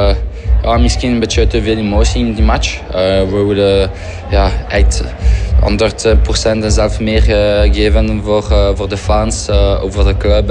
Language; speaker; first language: Dutch; non-native, fluent; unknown